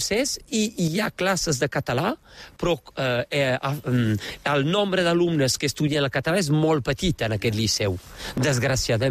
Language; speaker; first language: Catalan; native; Catalan